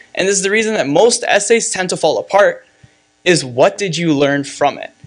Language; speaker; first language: English; native; English